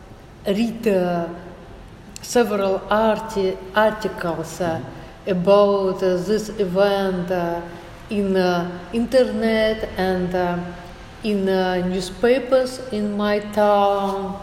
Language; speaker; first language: English; non-native, learner; Russian